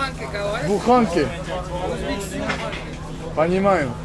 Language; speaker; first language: Russian; non-native, learner; French